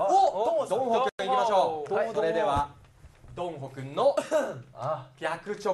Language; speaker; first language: Japanese; native; Japanese